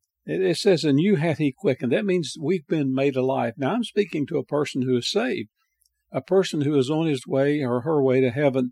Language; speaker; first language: English; native; English